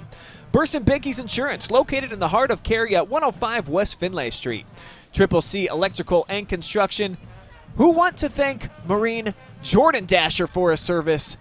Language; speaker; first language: English; native; English